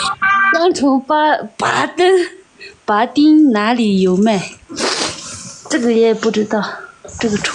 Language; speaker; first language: Chinese; non-native, local second language; Tibetan